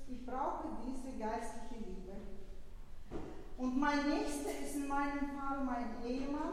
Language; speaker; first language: German; non-native, fluent; Russian